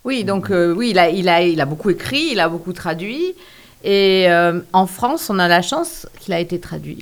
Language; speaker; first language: French; native; French